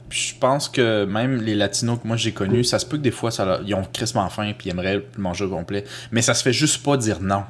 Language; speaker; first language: French; early bilingual, other home language; Spanish